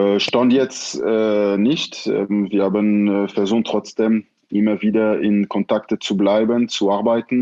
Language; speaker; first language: German; non-native, fluent; French